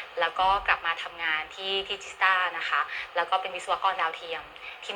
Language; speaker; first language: Thai; native; Thai